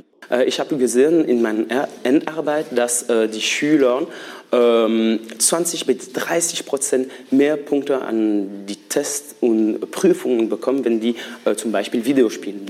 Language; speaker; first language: German; non-native, local second language; French